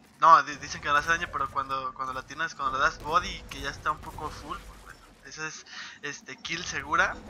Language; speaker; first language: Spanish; native; Spanish